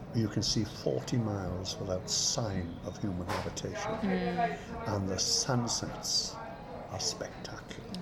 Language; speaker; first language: English; native; English